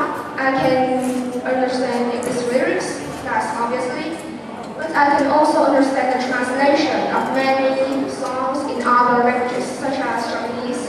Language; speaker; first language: English; non-native, fluent; Vietnamese